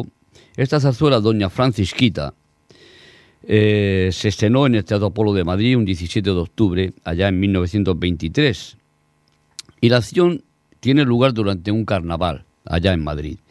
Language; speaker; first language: Spanish; native; Spanish